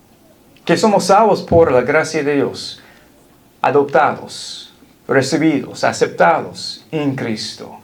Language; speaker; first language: Spanish; non-native, fluent; English